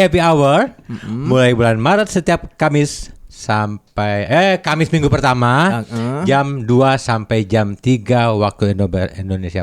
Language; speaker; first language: Indonesian; native; Indonesian